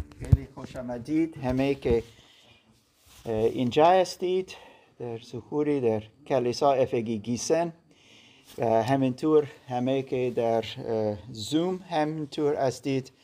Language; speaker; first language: Persian; non-native, learner; German